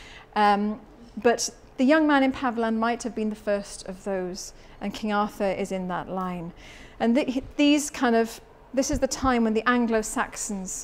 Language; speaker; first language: English; native; English